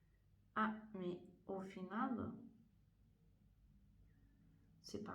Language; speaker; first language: French; non-native, fluent; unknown